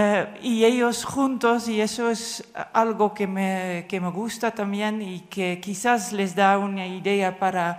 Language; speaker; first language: Spanish; non-native, fluent; Dutch